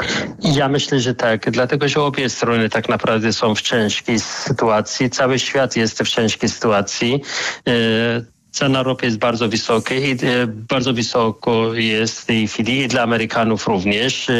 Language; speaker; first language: Polish; non-native, fluent; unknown